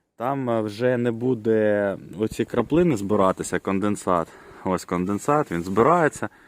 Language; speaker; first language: Ukrainian; non-native, local second language; Russian